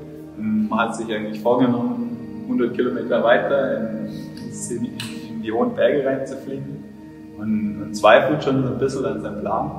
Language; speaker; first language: German; native; German